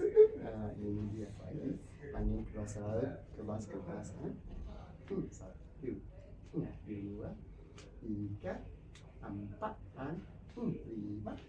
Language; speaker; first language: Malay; non-native, local second language; Cantonese